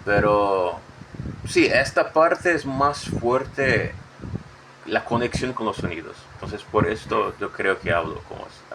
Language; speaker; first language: Spanish; non-native, fluent; Portuguese